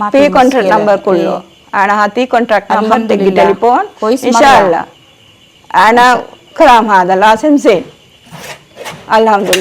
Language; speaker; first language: Arabic; non-native, learner; Sinhala